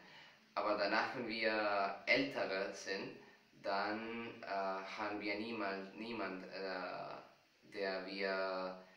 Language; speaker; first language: German; non-native, fluent; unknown